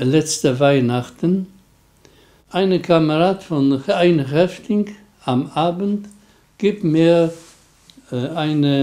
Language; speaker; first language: German; non-native, learner; Polish